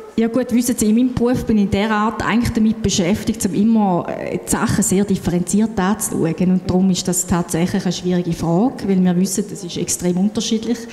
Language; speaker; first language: German; native; German